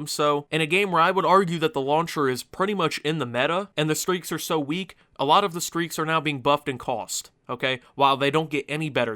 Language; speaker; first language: English; native; English